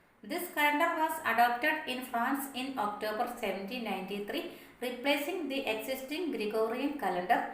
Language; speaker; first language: English; non-native, local second language; Malayalam